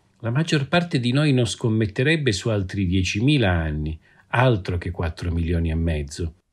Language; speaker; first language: Italian; native; Italian